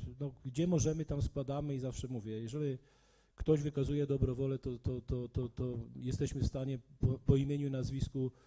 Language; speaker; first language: Polish; native; Polish